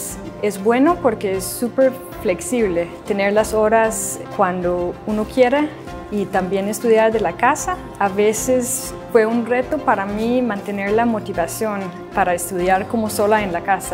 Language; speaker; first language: Spanish; non-native, fluent; Danish